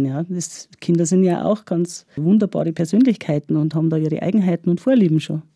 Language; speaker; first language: German; native; German